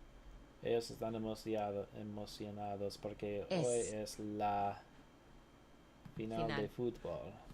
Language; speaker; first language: Spanish; non-native, learner; English